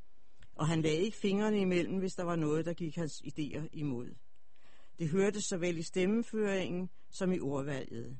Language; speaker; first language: Danish; native; Danish